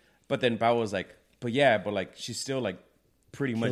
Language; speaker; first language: English; early bilingual, other home language; Spanish